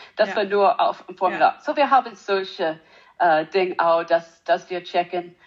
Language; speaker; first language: German; non-native, learner; English